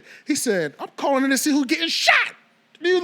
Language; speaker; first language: English; native; English